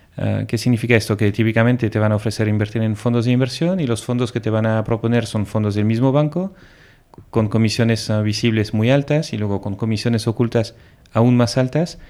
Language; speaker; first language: Spanish; non-native, fluent; French